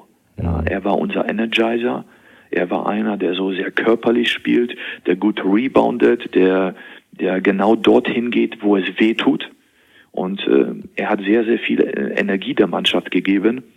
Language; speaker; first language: German; native; German